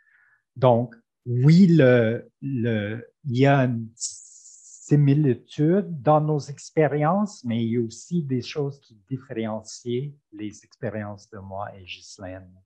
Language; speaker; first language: French; non-native, fluent; English